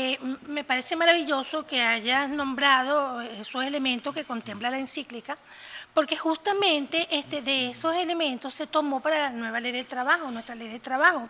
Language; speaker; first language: Spanish; native; Spanish